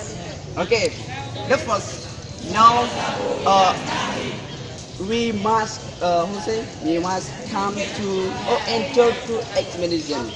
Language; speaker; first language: English; non-native, learner; Indonesian